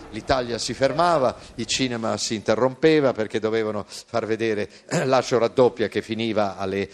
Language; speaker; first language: Italian; early bilingual, heritage; Italian